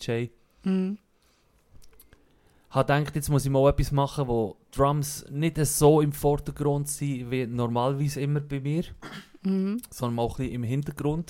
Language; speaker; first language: German; native; German